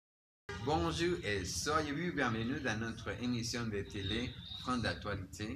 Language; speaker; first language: French; non-native, learner; Spanish